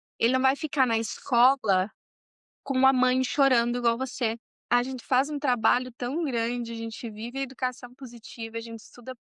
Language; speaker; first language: Portuguese; native; Portuguese